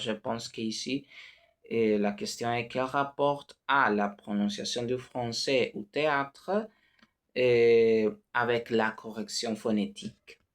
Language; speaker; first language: French; non-native, learner; Spanish